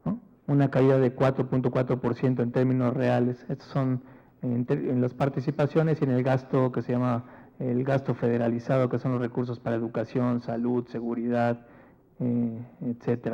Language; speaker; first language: Spanish; native; Spanish